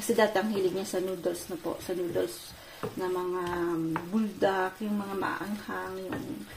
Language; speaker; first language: Filipino; native; Filipino